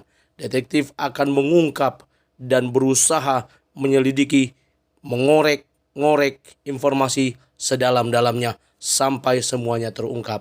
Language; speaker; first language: Indonesian; native; Indonesian